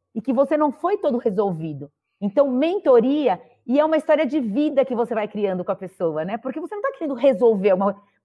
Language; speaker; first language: Portuguese; native; Portuguese